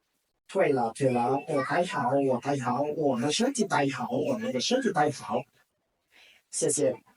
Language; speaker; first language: Chinese; non-native, learner; French